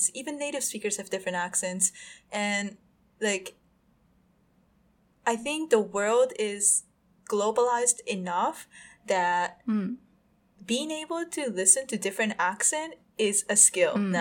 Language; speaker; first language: English; non-native, fluent; Japanese